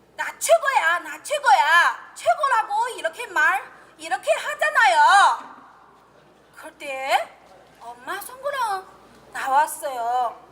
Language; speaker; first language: Korean; non-native, learner; Chinese